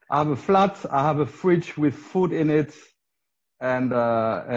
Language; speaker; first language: English; non-native, fluent; Spanish